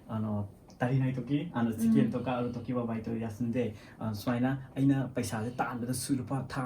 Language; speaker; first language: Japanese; non-native, learner; Manipuri